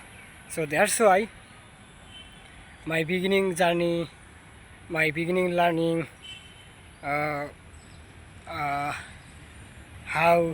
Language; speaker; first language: English; non-native, learner; Bangla